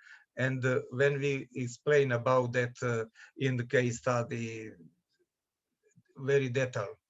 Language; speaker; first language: English; non-native, learner; Serbian